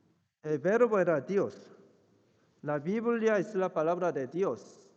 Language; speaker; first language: Spanish; non-native, fluent; Korean